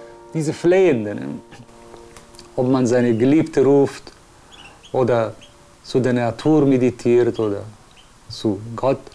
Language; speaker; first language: German; non-native, fluent; Persian